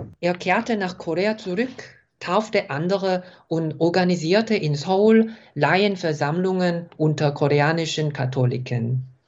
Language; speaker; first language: German; non-native, fluent; Korean